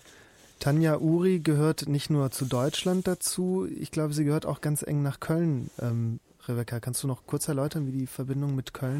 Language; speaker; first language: German; native; German